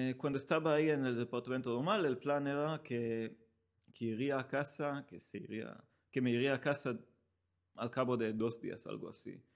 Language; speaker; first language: Spanish; non-native, learner; Hebrew